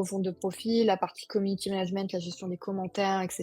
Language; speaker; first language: French; native; French